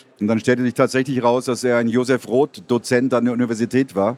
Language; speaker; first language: German; native; German